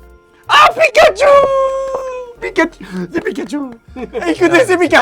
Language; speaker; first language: French; native; French